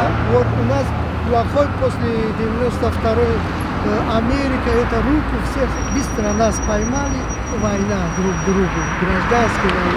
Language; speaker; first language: Russian; non-native, local second language; Tajik